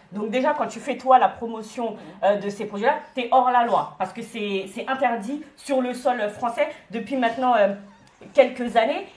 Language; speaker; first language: French; early bilingual, other home language; Wolof